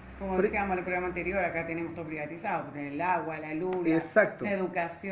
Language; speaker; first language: Spanish; native; Spanish